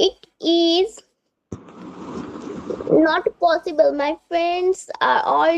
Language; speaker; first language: English; non-native, learner; Bangla